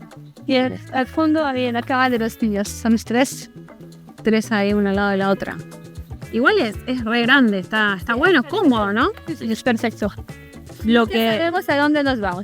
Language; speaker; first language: Spanish; native; Spanish